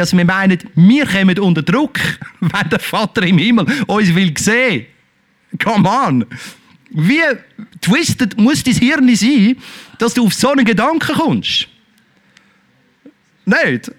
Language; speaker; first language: German; native; German